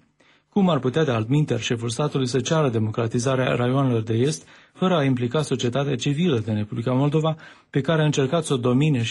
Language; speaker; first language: Romanian; native; Romanian